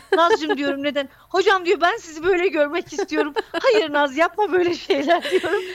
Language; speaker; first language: Turkish; native; Turkish